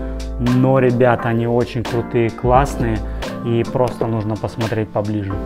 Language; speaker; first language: Russian; native; Russian